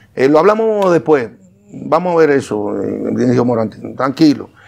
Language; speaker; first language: Spanish; native; Spanish